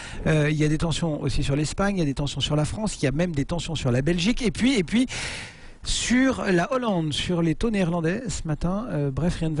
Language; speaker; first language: French; native; French